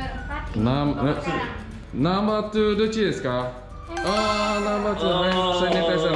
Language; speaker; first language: Japanese; non-native, learner; Indonesian